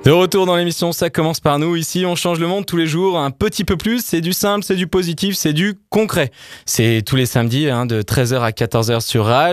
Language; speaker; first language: French; native; French